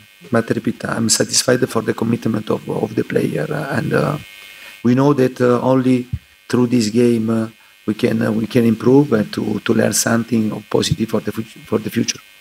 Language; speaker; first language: English; non-native, learner; Italian